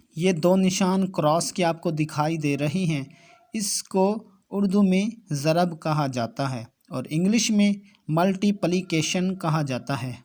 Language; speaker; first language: Urdu; native; Urdu